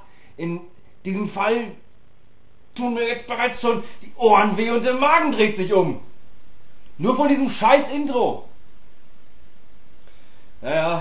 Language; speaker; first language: German; native; German